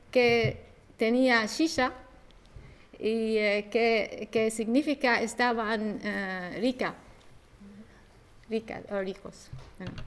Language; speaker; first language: Spanish; non-native, learner; Arabic